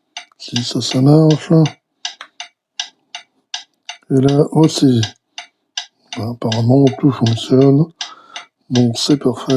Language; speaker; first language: French; native; French